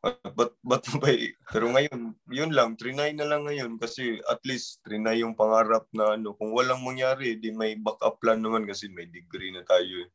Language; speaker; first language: Filipino; non-native, local second language; Cebuano